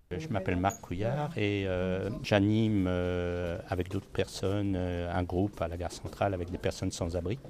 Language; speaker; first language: French; native; French